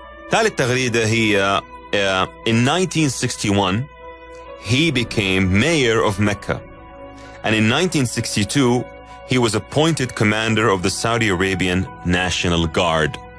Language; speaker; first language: English; non-native, fluent; Arabic